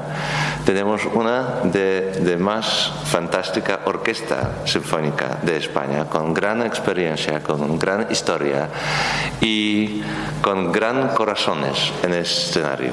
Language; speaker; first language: Spanish; non-native, learner; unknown